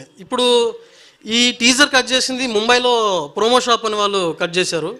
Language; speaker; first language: Telugu; native; Telugu